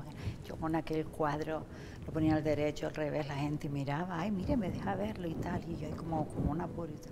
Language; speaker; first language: Spanish; native; Spanish